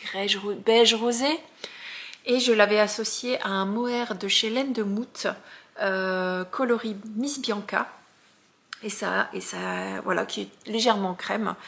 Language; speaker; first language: French; native; French